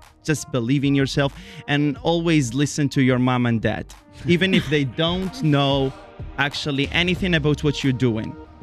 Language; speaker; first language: English; non-native, fluent; Arabic